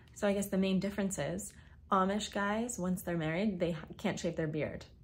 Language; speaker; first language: English; native; English